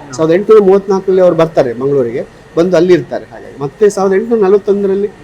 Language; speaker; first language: Kannada; native; Kannada